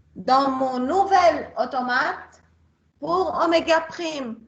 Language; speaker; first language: French; non-native, local second language; Arabic